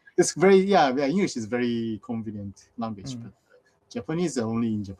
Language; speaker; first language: English; non-native, fluent; Japanese